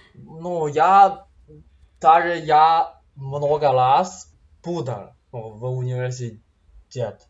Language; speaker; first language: Russian; non-native, fluent; Chinese